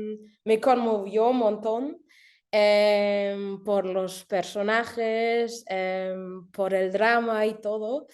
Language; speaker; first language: Spanish; early bilingual, heritage; German